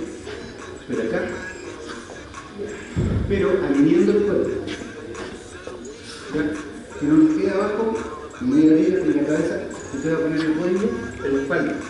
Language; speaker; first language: Spanish; native; Spanish